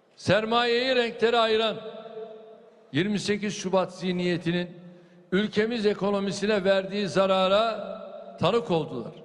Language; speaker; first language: Turkish; native; Turkish